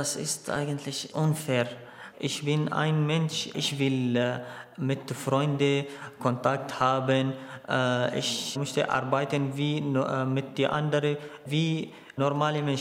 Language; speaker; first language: German; non-native, learner; Arabic